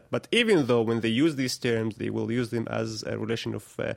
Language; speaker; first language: English; non-native, fluent; Arabic